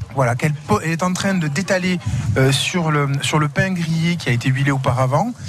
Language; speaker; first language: French; native; French